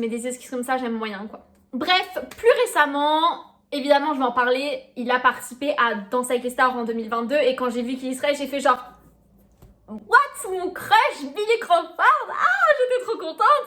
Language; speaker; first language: French; native; French